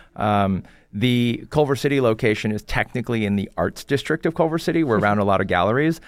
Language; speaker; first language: English; early bilingual, other home language; Korean